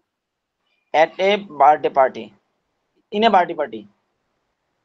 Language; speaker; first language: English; non-native, learner; Bangla